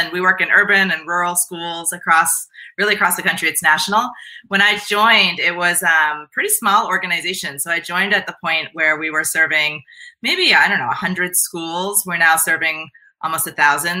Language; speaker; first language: English; native; English